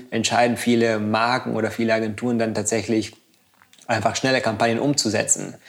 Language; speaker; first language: German; non-native, fluent; Spanish